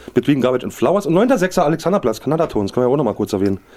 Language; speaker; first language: German; native; German